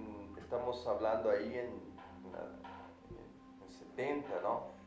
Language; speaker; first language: Spanish; non-native, fluent; Portuguese